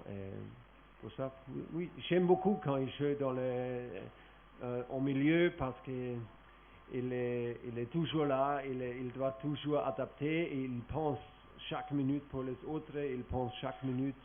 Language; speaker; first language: French; non-native, fluent; German